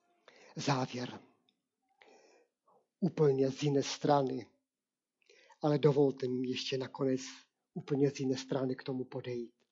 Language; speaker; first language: Czech; non-native, local second language; Polish